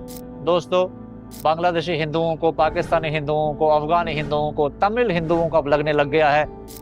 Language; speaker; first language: Hindi; native; Hindi